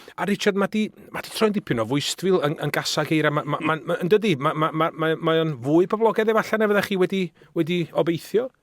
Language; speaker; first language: Welsh; native; Welsh